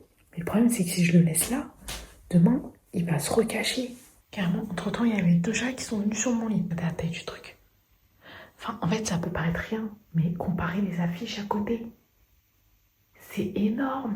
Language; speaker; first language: French; native; French